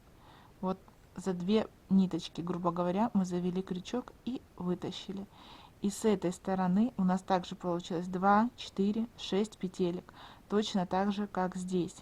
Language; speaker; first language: Russian; native; Russian